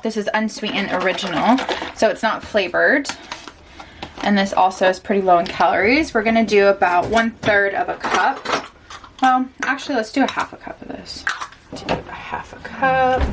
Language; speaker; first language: English; native; English